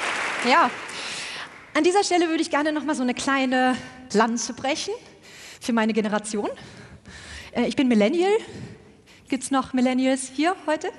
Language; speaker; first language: German; native; German